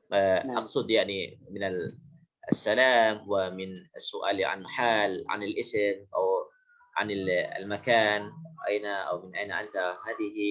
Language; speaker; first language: Arabic; non-native, fluent; Indonesian